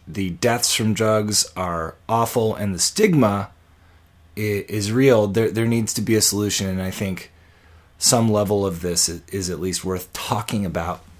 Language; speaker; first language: English; native; English